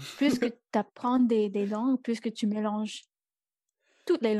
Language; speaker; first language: French; non-native, fluent; English